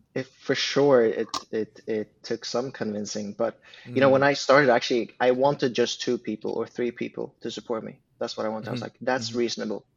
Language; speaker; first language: English; non-native, fluent; Swedish